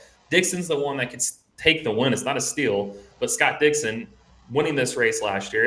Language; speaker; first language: English; native; English